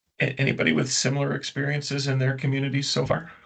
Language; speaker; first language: English; native; English